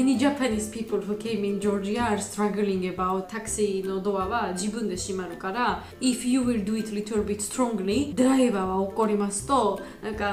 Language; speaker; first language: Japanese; non-native, learner; Georgian